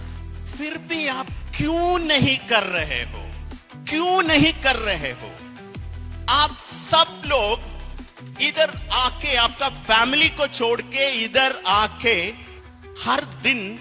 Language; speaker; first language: Hindi; non-native, fluent; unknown